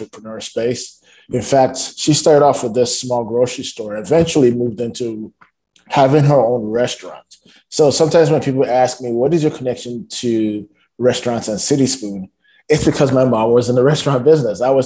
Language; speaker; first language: English; non-native, local second language; Yoruba